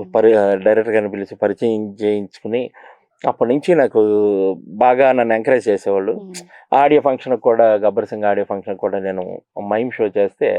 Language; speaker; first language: Telugu; native; Telugu